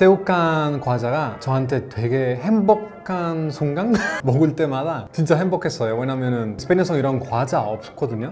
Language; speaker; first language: Korean; non-native, fluent; Spanish